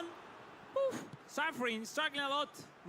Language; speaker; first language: English; non-native, fluent; Spanish